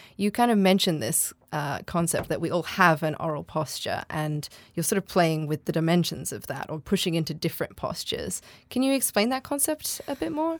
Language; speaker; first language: English; native; English